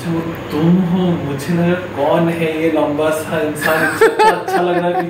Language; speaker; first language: Hindi; non-native, local second language; Bangla